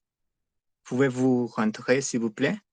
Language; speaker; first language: French; non-native, learner; Spanish